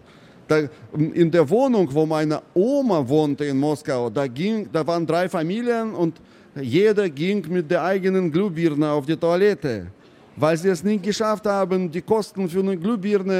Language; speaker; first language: German; non-native, fluent; Russian